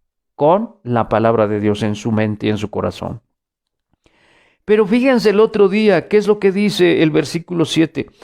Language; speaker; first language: Spanish; native; Spanish